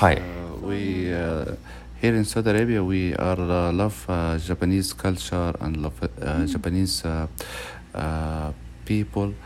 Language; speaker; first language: English; non-native, learner; Arabic